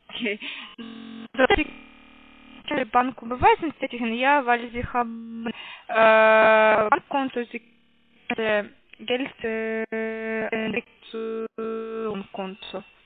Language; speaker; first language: German; non-native, learner; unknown